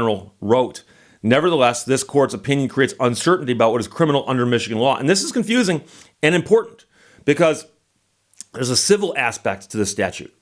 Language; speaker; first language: English; native; English